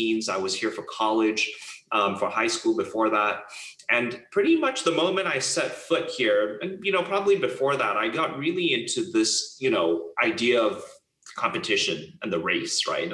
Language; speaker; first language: English; non-native, local second language; Cantonese